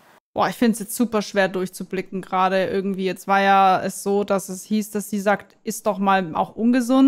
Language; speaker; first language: German; native; German